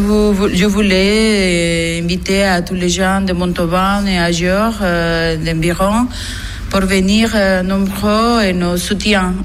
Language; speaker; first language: French; non-native, learner; Spanish